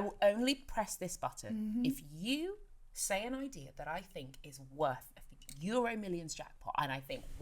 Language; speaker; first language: English; native; English